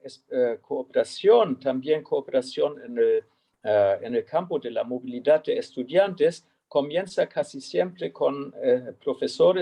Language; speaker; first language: Spanish; non-native, fluent; German